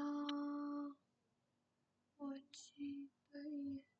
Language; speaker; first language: Chinese; non-native, learner; Indonesian